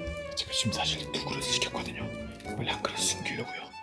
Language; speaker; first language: Korean; native; Korean